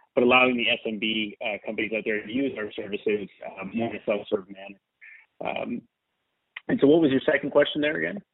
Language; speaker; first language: English; native; English